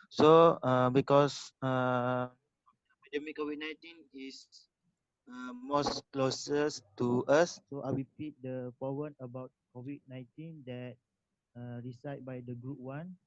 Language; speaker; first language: English; non-native, local second language; Malay